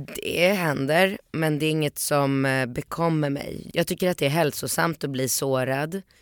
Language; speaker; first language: Swedish; early bilingual, other home language; Polish